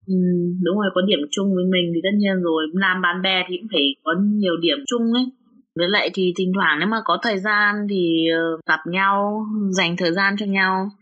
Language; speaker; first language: Vietnamese; early bilingual, other home language; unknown